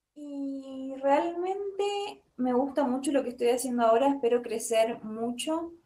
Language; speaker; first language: Spanish; native; Spanish